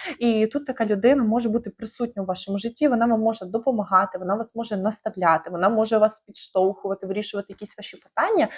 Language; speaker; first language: Ukrainian; non-native, local second language; Russian